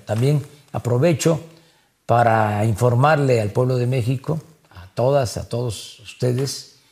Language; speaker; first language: Spanish; native; Spanish